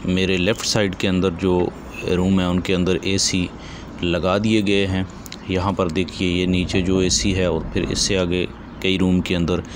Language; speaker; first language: Urdu; non-native, local second language; Punjabi